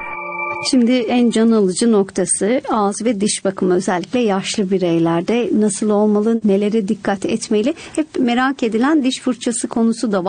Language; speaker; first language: Turkish; native; Turkish